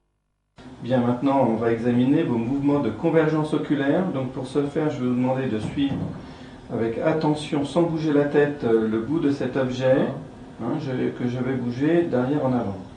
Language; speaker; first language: French; native; French